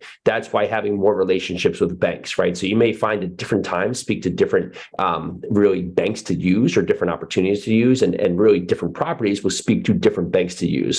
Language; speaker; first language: English; native; English